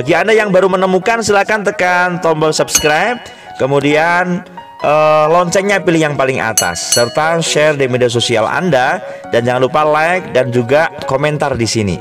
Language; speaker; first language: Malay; non-native, local second language; Javanese